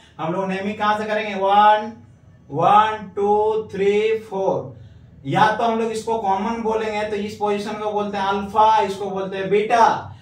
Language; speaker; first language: Hindi; native; Hindi